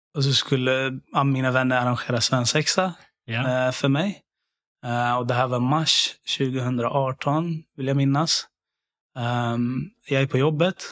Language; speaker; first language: Swedish; early bilingual, other home language; Syriac